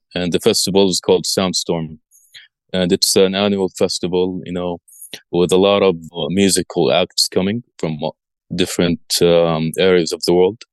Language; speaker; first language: English; early bilingual, other home language; Arabic